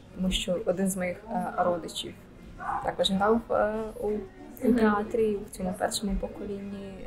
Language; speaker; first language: Ukrainian; native; Ukrainian